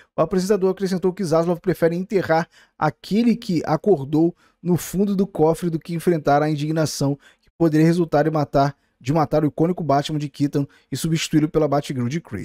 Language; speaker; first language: Portuguese; native; Portuguese